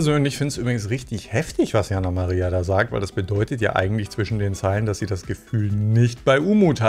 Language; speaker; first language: German; native; German